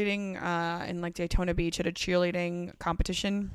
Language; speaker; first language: English; native; English